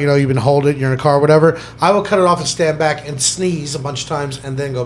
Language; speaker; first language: English; native; English